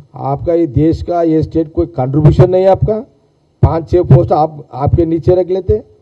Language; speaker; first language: Hindi; non-native, local second language; Telugu